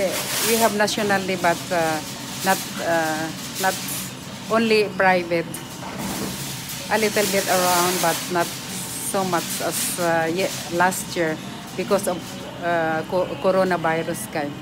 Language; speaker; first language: English; non-native, learner; Filipino